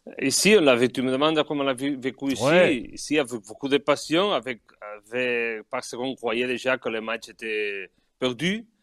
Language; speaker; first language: French; non-native, learner; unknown